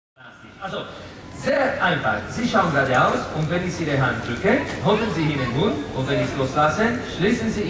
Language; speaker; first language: German; non-native, learner; French